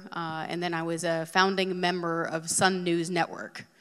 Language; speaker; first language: English; native; English